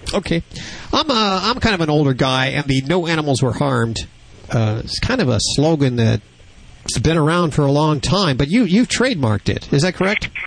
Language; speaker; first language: English; native; English